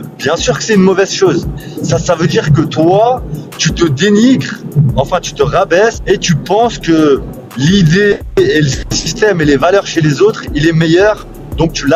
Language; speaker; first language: French; early bilingual, other home language; Turkish